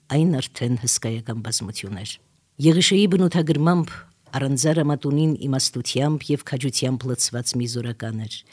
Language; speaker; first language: Armenian; native; Armenian